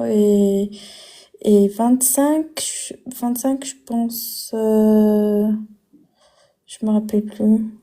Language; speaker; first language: French; non-native, fluent; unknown